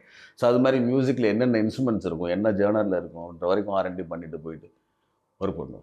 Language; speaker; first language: Tamil; native; Tamil